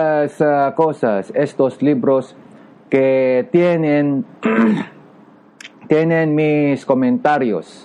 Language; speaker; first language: Spanish; non-native, learner; Japanese